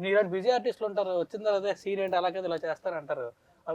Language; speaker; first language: Telugu; native; Telugu